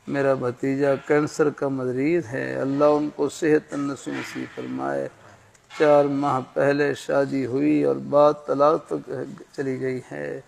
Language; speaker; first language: Urdu; native; Urdu